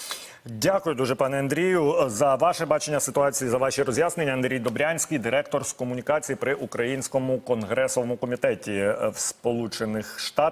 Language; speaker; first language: Ukrainian; native; Ukrainian